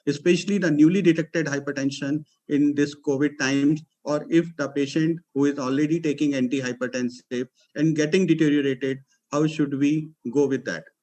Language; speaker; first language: English; non-native, local second language; Hindi